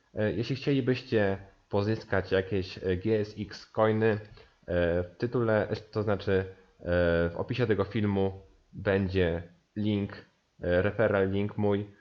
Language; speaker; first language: Polish; native; Polish